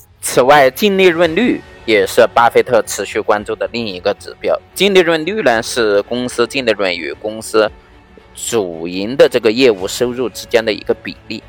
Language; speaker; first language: Chinese; native; Chinese